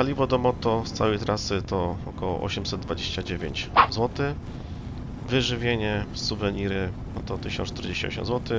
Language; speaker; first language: Polish; native; Polish